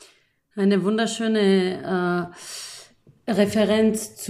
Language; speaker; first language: German; non-native, fluent; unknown